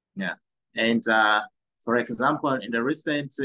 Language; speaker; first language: English; non-native, fluent; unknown